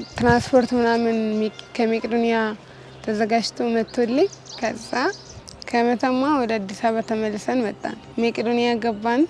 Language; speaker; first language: Amharic; non-native, fluent; Arabic